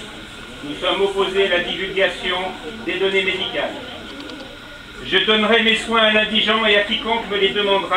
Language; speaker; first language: French; native; French